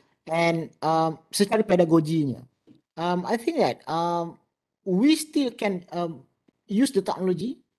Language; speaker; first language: English; non-native, local second language; Malay